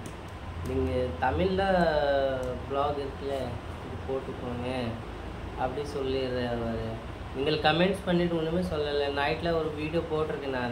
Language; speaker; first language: Tamil; non-native, fluent; Hindi